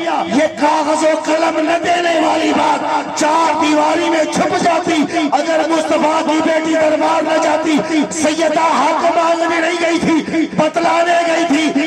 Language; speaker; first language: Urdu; non-native, local second language; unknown